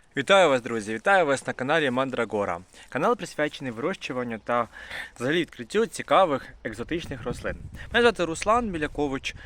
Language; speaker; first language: Ukrainian; native; Ukrainian